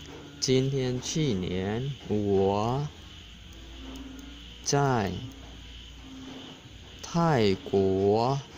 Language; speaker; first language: Chinese; non-native, fluent; Khmer